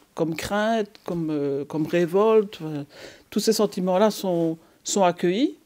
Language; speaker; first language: French; native; French